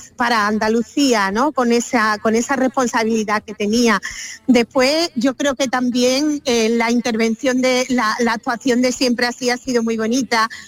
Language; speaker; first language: Spanish; native; Spanish